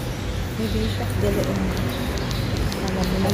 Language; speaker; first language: Filipino; native; Filipino